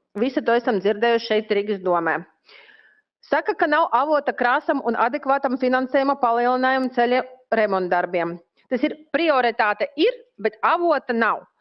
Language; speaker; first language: Latvian; non-native, local second language; Russian